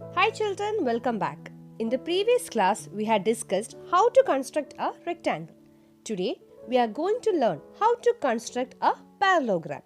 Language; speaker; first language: English; non-native, local second language; Malayalam